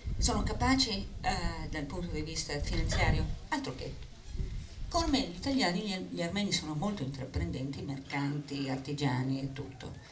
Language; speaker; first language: Italian; non-native, fluent; English